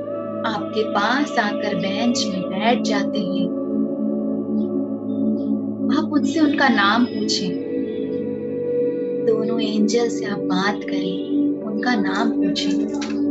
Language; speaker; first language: Hindi; native; Hindi